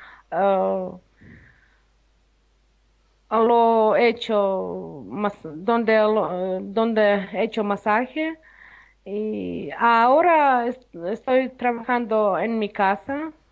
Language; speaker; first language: Spanish; non-native, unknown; Ukrainian